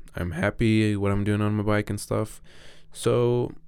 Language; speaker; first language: English; non-native, fluent; Spanish